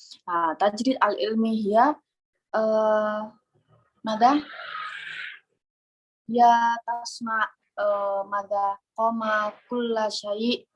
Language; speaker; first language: Arabic; non-native, learner; Indonesian